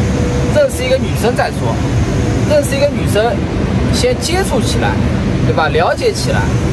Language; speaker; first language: Chinese; non-native, local second language; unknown